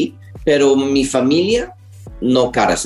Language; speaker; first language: Spanish; non-native, learner; English